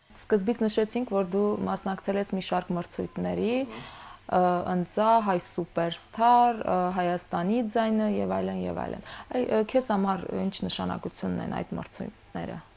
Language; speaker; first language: Armenian; native; Armenian